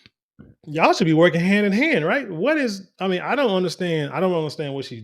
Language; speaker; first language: English; native; English